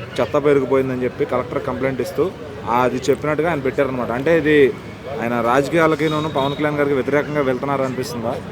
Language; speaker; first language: Telugu; native; Telugu